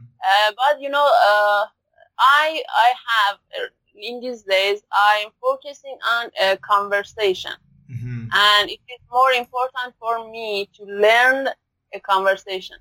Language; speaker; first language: English; non-native, learner; Persian